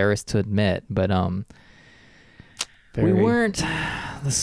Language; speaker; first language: English; native; English